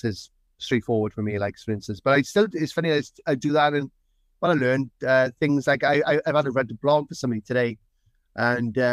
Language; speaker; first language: English; native; English